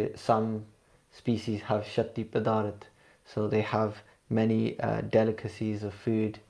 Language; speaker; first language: English; early bilingual, other home language; Punjabi